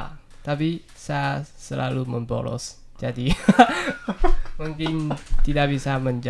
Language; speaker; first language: Indonesian; non-native, learner; Chinese